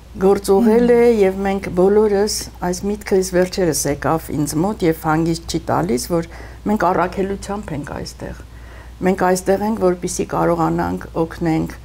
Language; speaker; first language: Armenian; native; Armenian